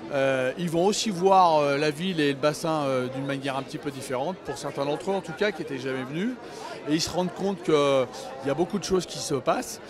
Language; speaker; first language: French; native; French